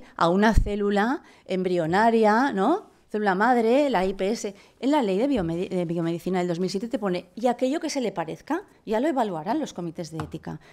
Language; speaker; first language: Spanish; non-native, local second language; Catalan